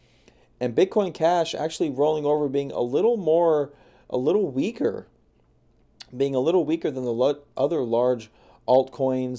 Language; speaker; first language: English; native; English